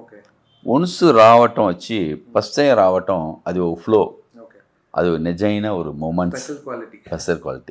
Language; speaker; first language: Telugu; non-native, learner; Tamil